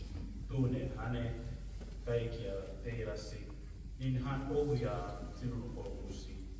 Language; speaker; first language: Finnish; non-native, fluent; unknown